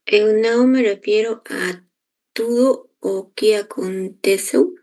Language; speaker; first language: Portuguese; non-native, learner; Spanish